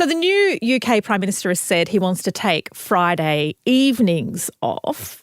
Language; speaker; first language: English; native; English